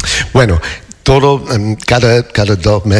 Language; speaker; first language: Spanish; non-native, learner; English